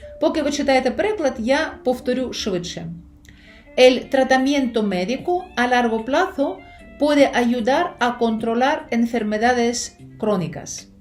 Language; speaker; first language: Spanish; non-native, fluent; Ukrainian